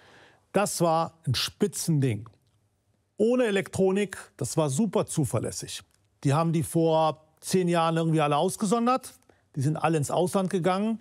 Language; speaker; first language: German; native; German